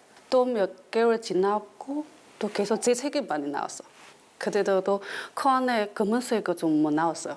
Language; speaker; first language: Korean; non-native, learner; Chinese